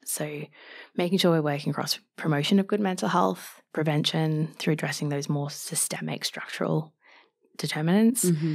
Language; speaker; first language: English; native; English